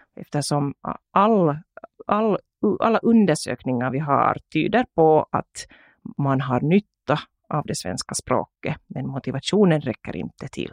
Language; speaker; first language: Swedish; native; Swedish